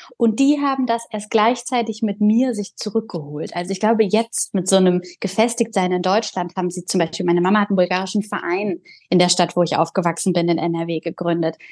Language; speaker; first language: German; early bilingual, other home language; Bulgarian